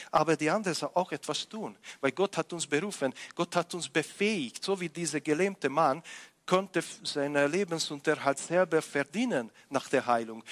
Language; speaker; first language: German; non-native, fluent; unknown